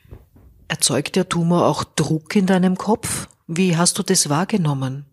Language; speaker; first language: German; native; German